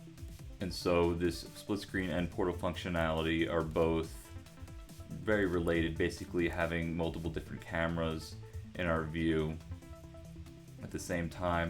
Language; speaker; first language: English; native; English